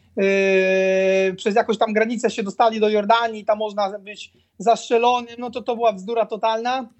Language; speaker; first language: Polish; native; Polish